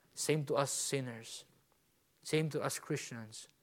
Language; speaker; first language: English; non-native, local second language; Filipino